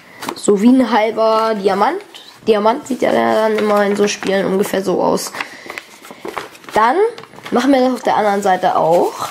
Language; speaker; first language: German; native; German